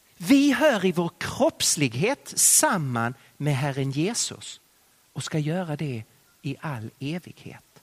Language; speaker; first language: Swedish; native; Swedish